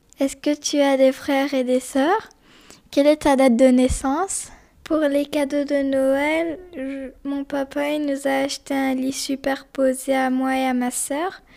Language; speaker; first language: French; early bilingual, other home language; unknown